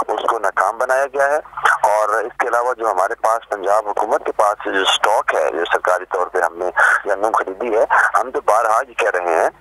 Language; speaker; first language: Urdu; non-native, local second language; Punjabi